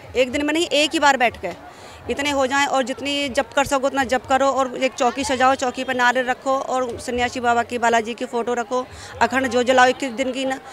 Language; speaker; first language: Hindi; native; Hindi